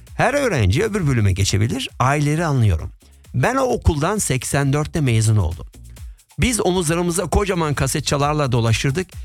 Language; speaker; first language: Turkish; early bilingual, heritage; Turkish